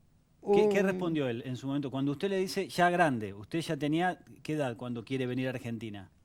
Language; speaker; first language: Spanish; native; Spanish